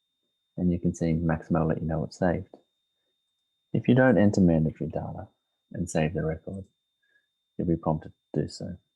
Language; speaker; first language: English; native; English